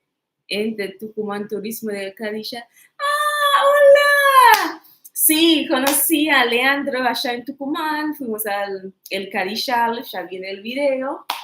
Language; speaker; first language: Spanish; non-native, fluent; English